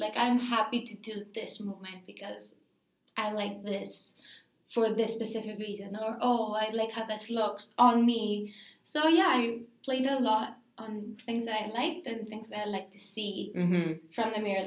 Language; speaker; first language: English; non-native, fluent; Greek